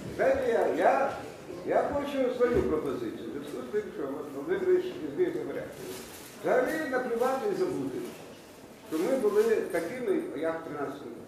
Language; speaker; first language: Ukrainian; non-native, local second language; Russian